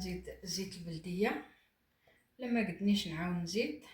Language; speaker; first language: Arabic; native; Arabic